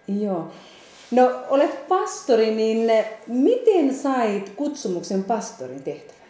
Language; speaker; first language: Finnish; native; Finnish